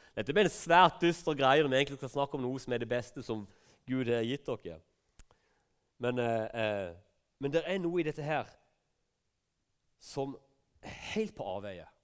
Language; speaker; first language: Norwegian; native; Norwegian